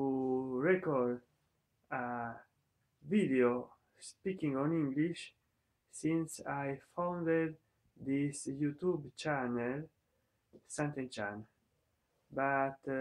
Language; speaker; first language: English; non-native, learner; Italian